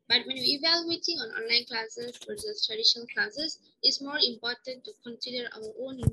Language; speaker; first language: English; non-native, local second language; Malay